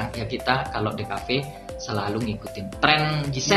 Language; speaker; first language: Indonesian; native; Indonesian